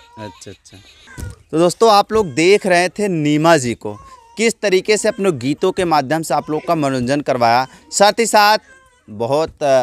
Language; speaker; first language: Hindi; native; Hindi